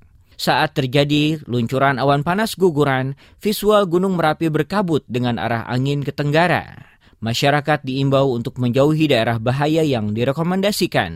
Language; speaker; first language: Indonesian; native; Indonesian